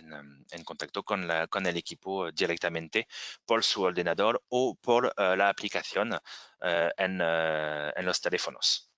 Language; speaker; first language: Spanish; non-native, fluent; French